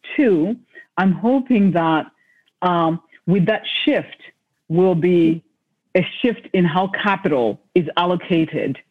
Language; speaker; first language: English; non-native, local second language; Shona